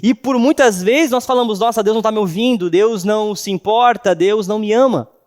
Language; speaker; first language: Portuguese; native; Portuguese